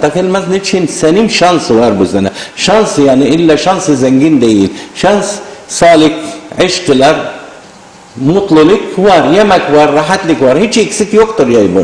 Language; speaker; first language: Turkish; non-native, learner; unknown